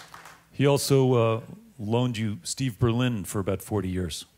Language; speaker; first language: English; native; English